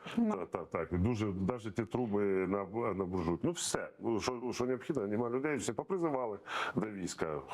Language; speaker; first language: Ukrainian; non-native, local second language; Russian